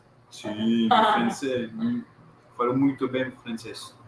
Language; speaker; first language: Portuguese; non-native, learner; French